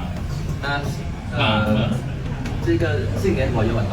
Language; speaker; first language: Chinese; non-native, learner; Khmer